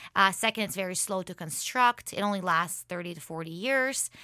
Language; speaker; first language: English; early bilingual, other home language; Hebrew